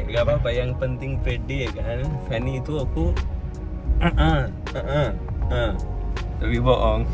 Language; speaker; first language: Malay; non-native, learner; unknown